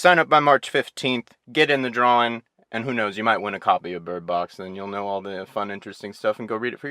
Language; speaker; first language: English; native; English